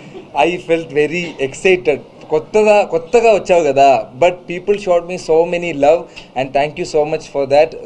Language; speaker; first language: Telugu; non-native, learner; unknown